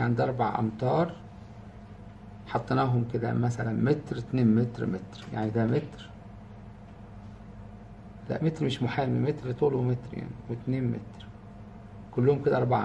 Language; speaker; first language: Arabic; native; Arabic